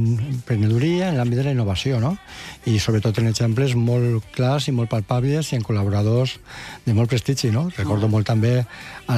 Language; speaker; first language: Catalan; non-native, local second language; Spanish